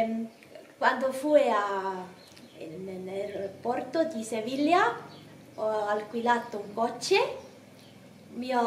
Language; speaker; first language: Spanish; non-native, learner; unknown